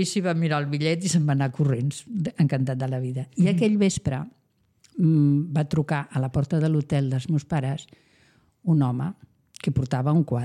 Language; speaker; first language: Catalan; non-native, local second language; Spanish